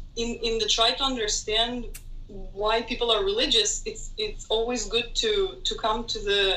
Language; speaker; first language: English; non-native, fluent; Hebrew